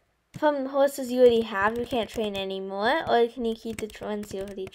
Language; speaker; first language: English; native; English